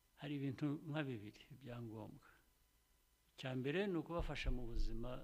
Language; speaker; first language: Kinyarwanda; early bilingual, heritage; Kinyarwanda